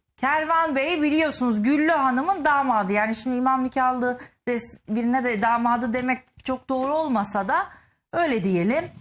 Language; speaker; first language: Turkish; native; Turkish